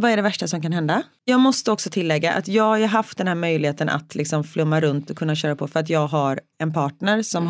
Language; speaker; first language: Swedish; native; Swedish